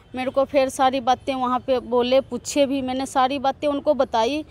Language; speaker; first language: Hindi; native; Hindi